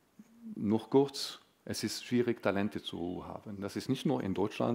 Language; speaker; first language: German; non-native, fluent; Arabic